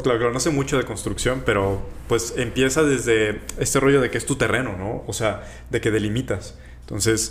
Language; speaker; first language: Spanish; native; Spanish